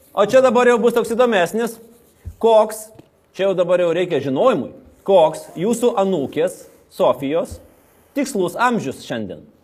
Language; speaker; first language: Lithuanian; native; Lithuanian